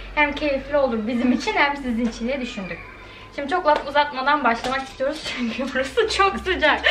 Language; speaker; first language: Turkish; early bilingual, heritage; Turkish